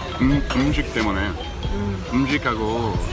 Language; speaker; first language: Korean; non-native, learner; English